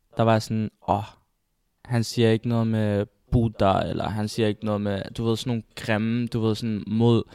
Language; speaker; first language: Danish; early bilingual, other home language; Spanish